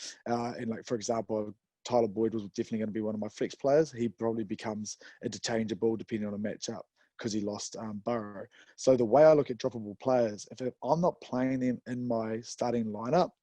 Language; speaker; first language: English; native; English